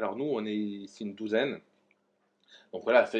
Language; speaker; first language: French; native; French